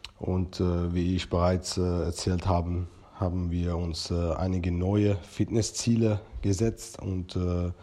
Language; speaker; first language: German; non-native, fluent; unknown